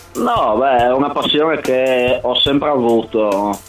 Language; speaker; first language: Italian; native; Italian